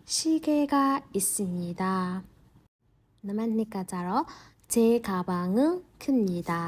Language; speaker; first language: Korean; non-native, fluent; Burmese